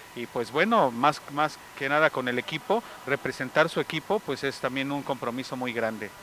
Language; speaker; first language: Spanish; native; Spanish